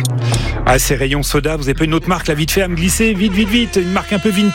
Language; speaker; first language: French; native; French